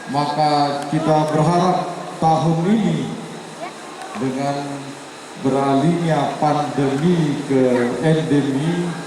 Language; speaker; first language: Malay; non-native, local second language; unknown